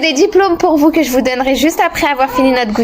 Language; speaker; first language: French; native; French